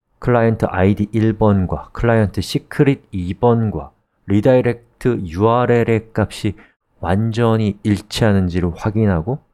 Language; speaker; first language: Korean; native; Korean